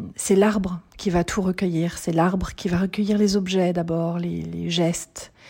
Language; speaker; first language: French; native; French